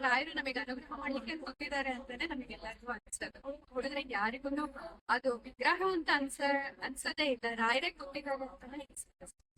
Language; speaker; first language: Kannada; non-native, local second language; Hindi